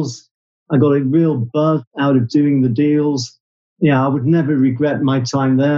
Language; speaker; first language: English; native; English